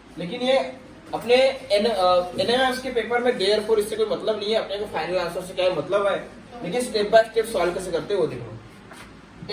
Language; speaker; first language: Hindi; non-native, local second language; Marathi